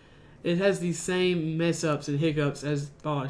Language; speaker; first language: English; native; English